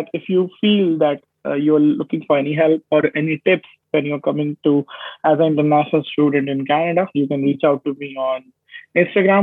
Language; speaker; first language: English; non-native, local second language; Hindi